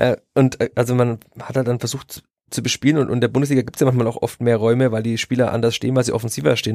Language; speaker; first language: German; native; German